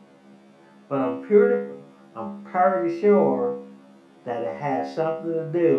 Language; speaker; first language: English; native; English